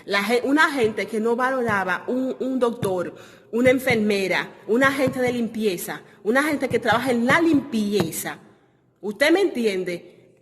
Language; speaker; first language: Spanish; non-native, fluent; Haitian Creole